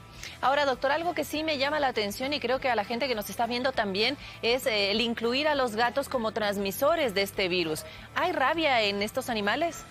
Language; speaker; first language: Spanish; native; Spanish